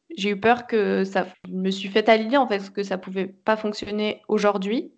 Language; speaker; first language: French; native; French